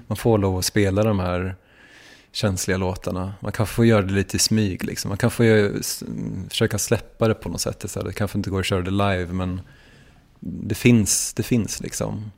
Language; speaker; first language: Swedish; native; Swedish